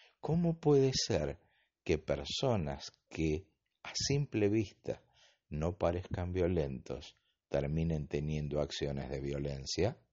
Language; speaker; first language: Spanish; native; Spanish